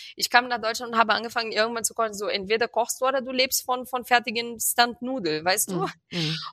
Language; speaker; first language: German; non-native, fluent; Portuguese